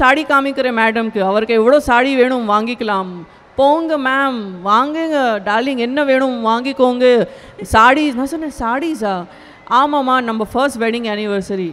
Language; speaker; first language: Tamil; non-native, learner; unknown